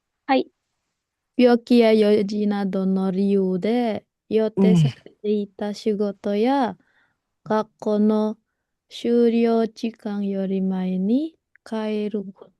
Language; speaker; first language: Japanese; non-native, learner; Indonesian